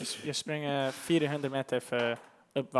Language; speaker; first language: Swedish; early bilingual, heritage; English